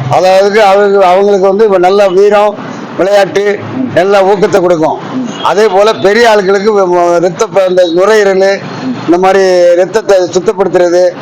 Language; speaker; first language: Tamil; native; Tamil